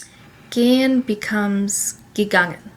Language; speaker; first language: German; non-native, learner; English